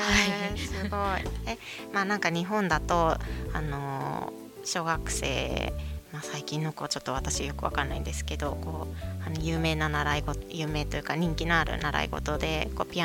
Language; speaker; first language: Japanese; native; Japanese